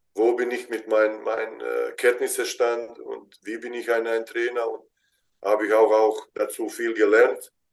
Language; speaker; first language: German; non-native, fluent; Bosnian